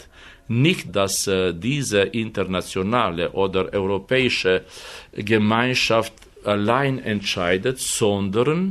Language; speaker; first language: German; non-native, fluent; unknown